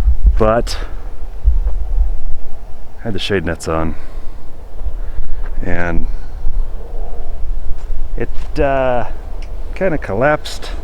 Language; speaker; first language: English; native; English